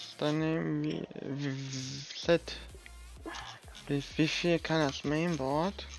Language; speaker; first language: German; native; German